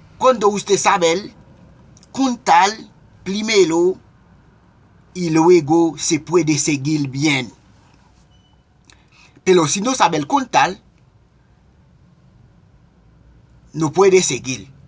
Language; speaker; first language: Spanish; non-native, local second language; Haitian Creole